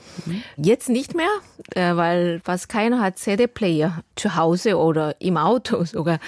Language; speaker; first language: German; non-native, fluent; Korean